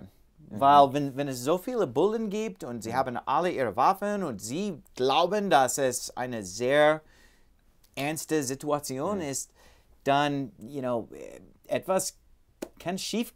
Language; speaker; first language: German; non-native, learner; English